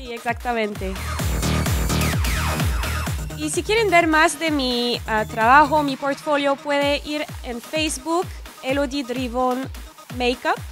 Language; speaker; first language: Spanish; non-native, fluent; French